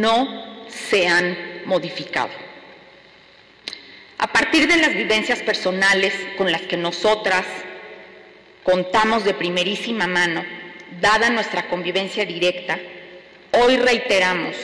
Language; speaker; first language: Spanish; native; Spanish